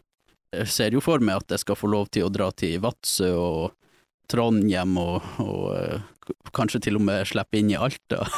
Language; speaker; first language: Norwegian; native; Norwegian